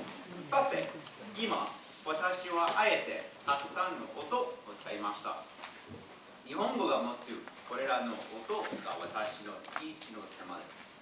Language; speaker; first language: Japanese; non-native, learner; English